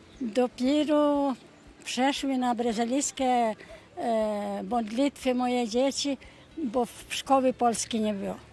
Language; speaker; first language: Polish; early bilingual, heritage; Polish